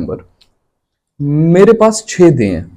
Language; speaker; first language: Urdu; non-native, local second language; Sindhi